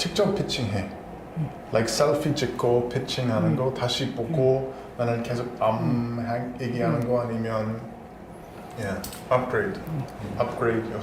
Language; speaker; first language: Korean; non-native, learner; English